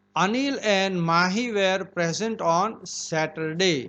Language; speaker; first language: English; non-native, local second language; Gujarati